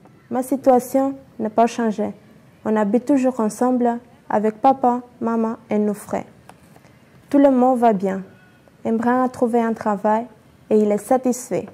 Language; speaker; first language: French; non-native, learner; Albanian